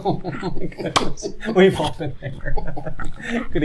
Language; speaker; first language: English; native; English